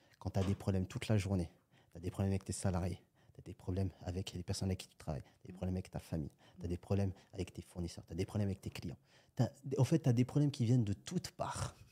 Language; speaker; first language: French; native; French